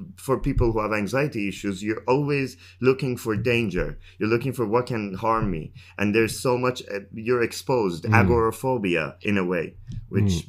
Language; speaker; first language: English; non-native, fluent; Persian